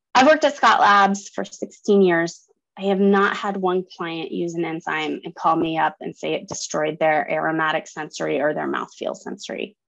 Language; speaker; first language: English; native; English